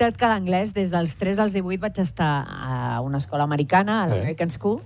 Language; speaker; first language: Catalan; non-native, local second language; Spanish